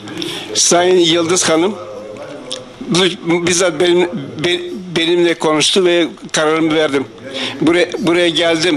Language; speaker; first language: Turkish; non-native, fluent; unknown